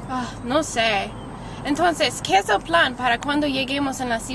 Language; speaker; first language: Spanish; non-native, learner; English